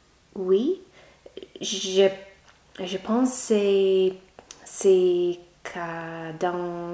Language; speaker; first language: French; non-native, learner; English